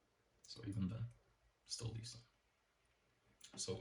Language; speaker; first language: English; native; English